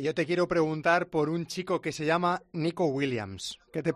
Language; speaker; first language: Spanish; native; Spanish